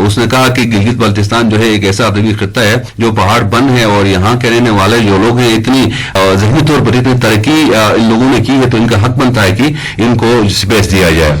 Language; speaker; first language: Urdu; non-native, local second language; Shina